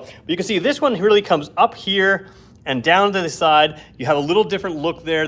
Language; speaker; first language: English; native; English